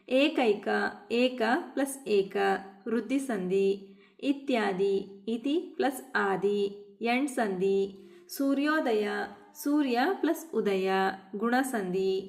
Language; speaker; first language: Kannada; native; Kannada